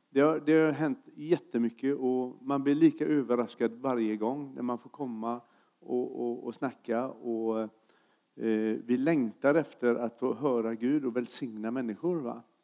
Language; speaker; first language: Swedish; native; Swedish